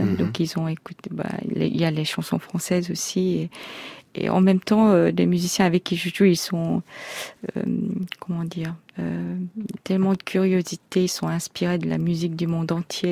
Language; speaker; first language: French; non-native, fluent; Korean